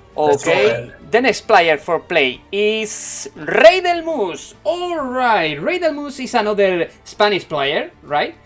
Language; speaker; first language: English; non-native, learner; Spanish